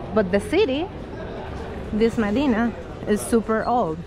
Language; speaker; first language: English; non-native, fluent; Spanish